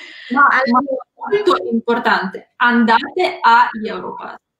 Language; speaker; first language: Italian; non-native, learner; Russian